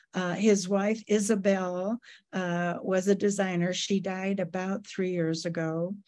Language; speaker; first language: English; native; English